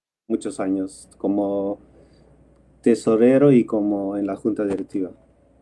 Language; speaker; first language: Spanish; non-native, fluent; Dutch